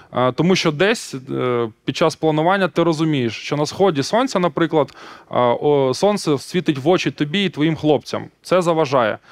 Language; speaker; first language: Ukrainian; non-native, local second language; Russian